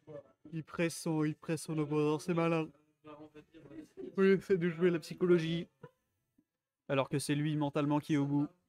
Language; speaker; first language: French; native; French